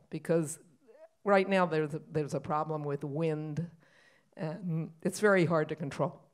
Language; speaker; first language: English; native; English